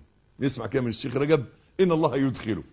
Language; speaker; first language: Arabic; native; Arabic